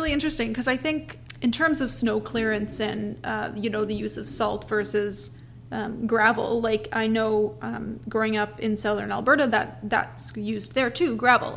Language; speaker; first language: English; native; English